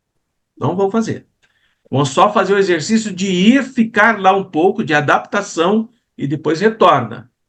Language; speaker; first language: Portuguese; native; Portuguese